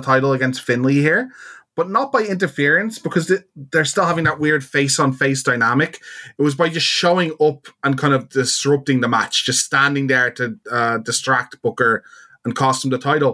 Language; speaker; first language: English; native; English